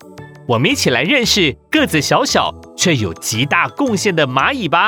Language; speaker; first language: Chinese; native; Chinese